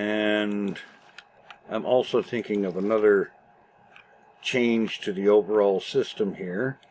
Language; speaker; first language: English; native; English